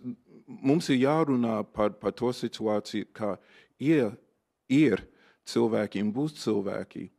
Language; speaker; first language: Latvian; non-native, fluent; English